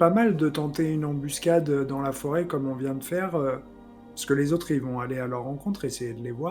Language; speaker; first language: French; native; French